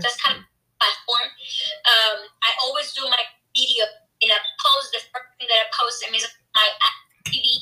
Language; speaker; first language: English; non-native, fluent; Spanish